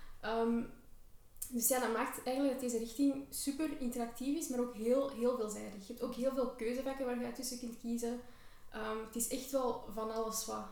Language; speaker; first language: Dutch; early bilingual, other home language; Albanian